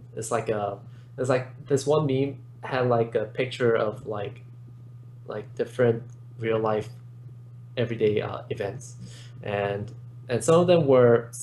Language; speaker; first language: English; native; English